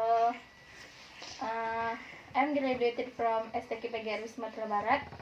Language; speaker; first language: English; non-native, learner; Indonesian